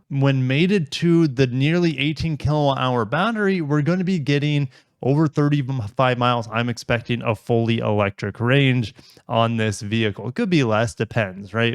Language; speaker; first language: English; native; English